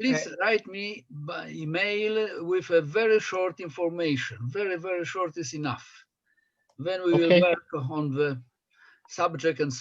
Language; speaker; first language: English; non-native, fluent; Polish